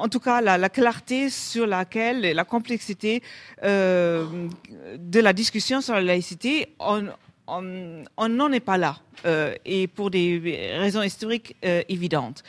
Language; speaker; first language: French; non-native, fluent; German